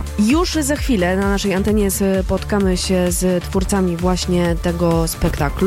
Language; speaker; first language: Polish; native; Polish